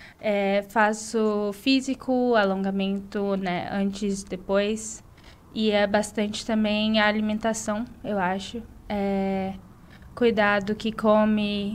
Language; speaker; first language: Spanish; non-native, learner; Portuguese